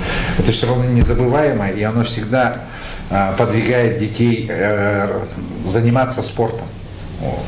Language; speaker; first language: Russian; native; Russian